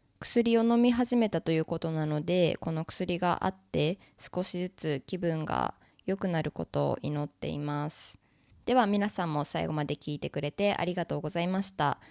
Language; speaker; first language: Japanese; native; Japanese